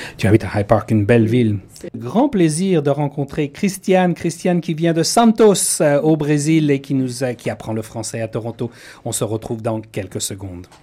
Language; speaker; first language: French; native; French